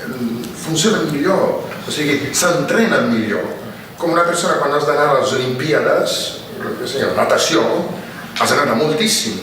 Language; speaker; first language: Catalan; non-native, fluent; Italian